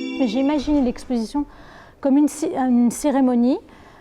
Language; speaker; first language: French; native; French